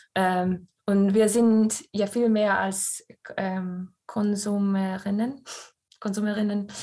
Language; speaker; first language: German; non-native, fluent; English